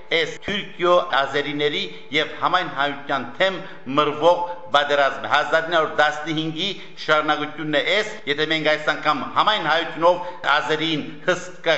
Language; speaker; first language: Armenian; early bilingual, heritage; Armenian